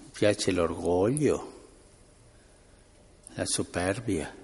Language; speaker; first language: Italian; non-native, fluent; Spanish